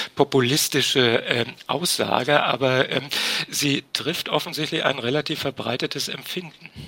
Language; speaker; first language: German; native; German